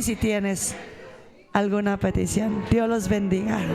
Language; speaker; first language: Spanish; native; Spanish